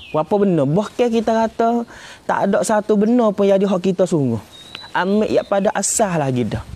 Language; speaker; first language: Malay; native; Malay